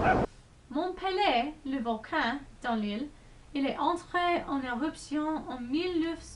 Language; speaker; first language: French; non-native, learner; English